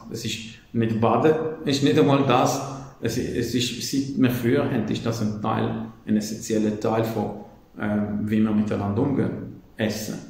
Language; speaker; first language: German; non-native, fluent; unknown